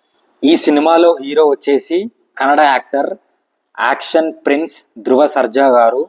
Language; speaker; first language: Telugu; native; Telugu